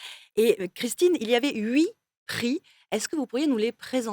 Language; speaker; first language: French; native; French